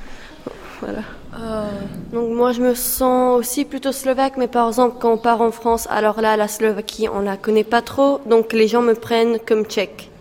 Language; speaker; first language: French; non-native, fluent; Slovak